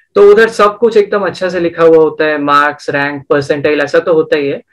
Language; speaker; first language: Hindi; non-native, local second language; Bangla